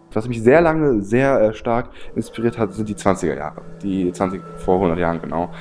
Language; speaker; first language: German; native; German